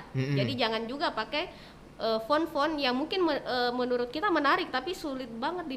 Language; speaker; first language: Indonesian; native; Indonesian